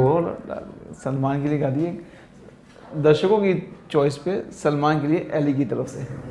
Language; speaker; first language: Hindi; native; Hindi